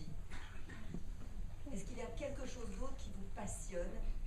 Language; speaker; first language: French; native; French